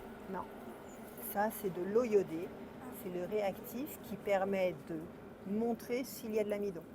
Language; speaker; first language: French; native; French